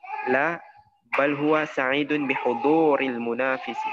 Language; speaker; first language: Arabic; non-native, learner; Indonesian